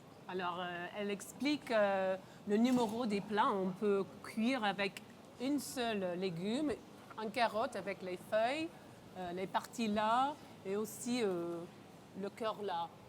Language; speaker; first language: French; non-native, local second language; English